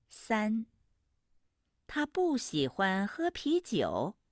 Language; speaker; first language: Chinese; non-native, learner; Vietnamese